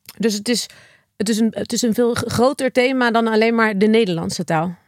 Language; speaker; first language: Dutch; native; Dutch